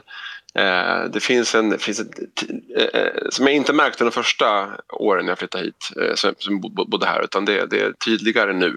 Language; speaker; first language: Swedish; native; Swedish